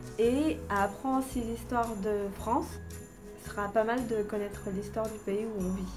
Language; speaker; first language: French; non-native, fluent; Vietnamese